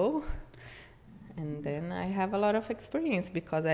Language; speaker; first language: English; non-native, learner; Portuguese